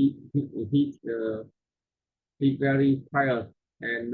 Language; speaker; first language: English; non-native, learner; Vietnamese